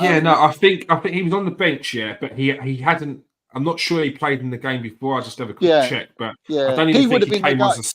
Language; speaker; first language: English; native; English